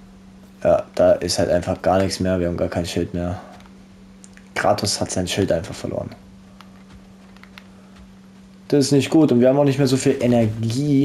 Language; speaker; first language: German; native; German